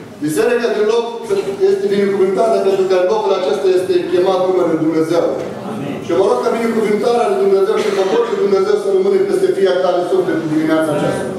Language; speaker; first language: Romanian; non-native, fluent; Arabic